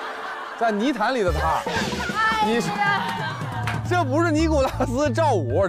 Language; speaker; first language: Chinese; native; Chinese